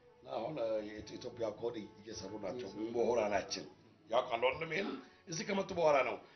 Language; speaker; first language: Amharic; non-native, local second language; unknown